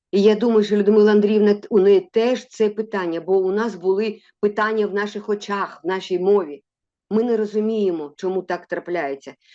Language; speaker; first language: Ukrainian; non-native, local second language; Russian